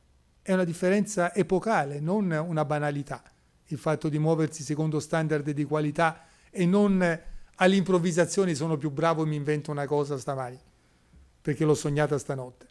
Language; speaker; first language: Italian; native; Italian